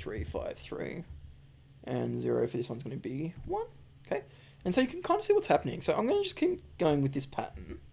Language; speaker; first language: English; native; English